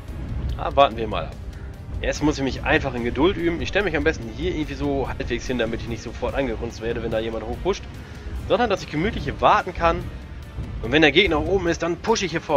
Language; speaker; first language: German; native; German